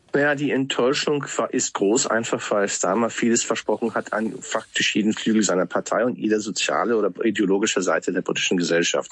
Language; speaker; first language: German; non-native, fluent; English